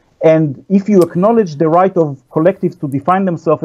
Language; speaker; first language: English; non-native, fluent; Hebrew